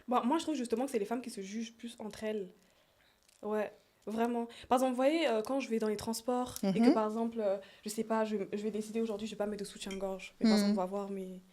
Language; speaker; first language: French; native; French